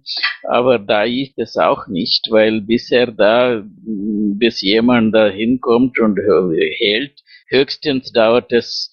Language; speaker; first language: German; non-native, fluent; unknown